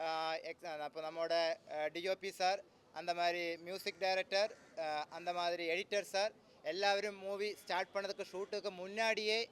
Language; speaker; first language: Tamil; non-native, learner; Malayalam